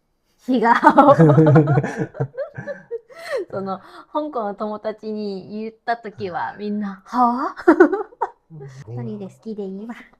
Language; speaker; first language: Japanese; non-native, fluent; Cantonese